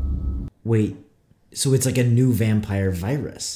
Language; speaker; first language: English; native; English